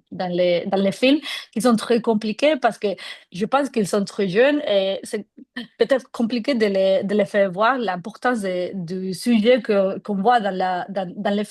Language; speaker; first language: French; non-native, fluent; Spanish